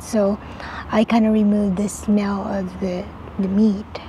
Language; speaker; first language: English; non-native, local second language; Cebuano